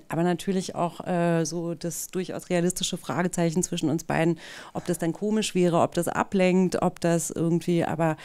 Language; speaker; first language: German; native; German